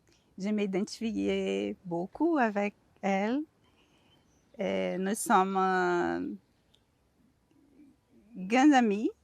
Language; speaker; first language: French; non-native, learner; Portuguese